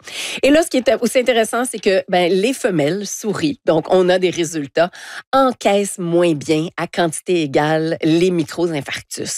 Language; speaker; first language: French; native; French